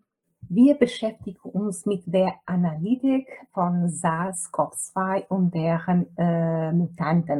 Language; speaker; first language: German; non-native, fluent; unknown